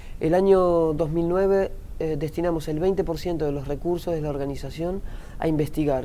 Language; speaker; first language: Spanish; native; Spanish